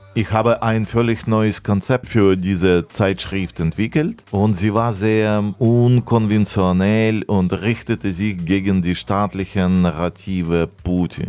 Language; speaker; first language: German; non-native, fluent; Russian